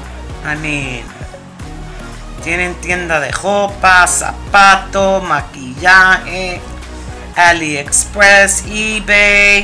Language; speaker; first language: Spanish; early bilingual, heritage; Spanish